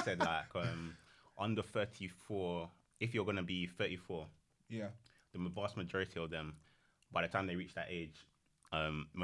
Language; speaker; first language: English; native; English